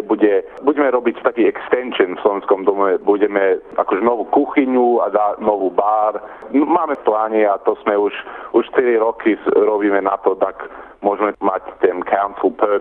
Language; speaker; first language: Slovak; early bilingual, heritage; Slovak